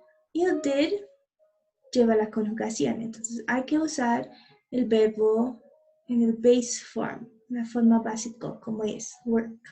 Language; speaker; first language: Spanish; non-native, learner; English